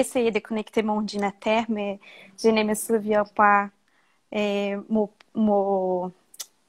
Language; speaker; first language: French; non-native, learner; Portuguese